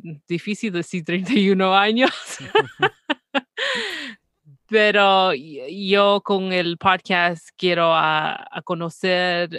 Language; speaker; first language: Spanish; early bilingual, heritage; Spanish